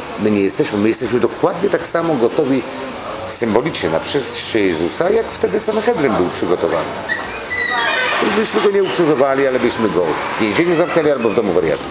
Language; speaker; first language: Polish; native; Polish